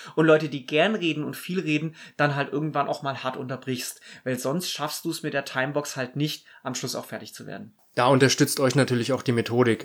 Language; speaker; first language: German; native; German